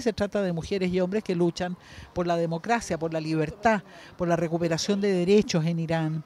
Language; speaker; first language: Spanish; native; Spanish